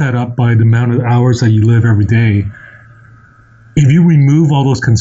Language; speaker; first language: English; non-native, local second language; Cantonese